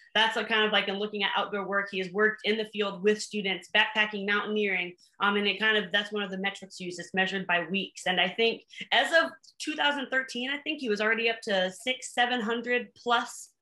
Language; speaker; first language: English; native; English